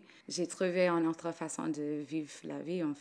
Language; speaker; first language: French; non-native, learner; English